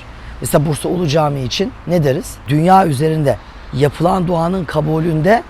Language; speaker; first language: Turkish; native; Turkish